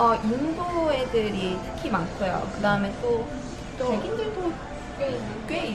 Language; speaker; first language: Korean; early bilingual, heritage; Korean